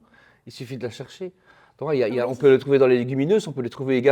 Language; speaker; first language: French; native; French